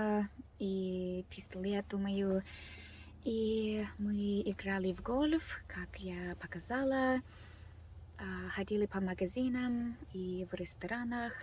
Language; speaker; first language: Russian; non-native, learner; English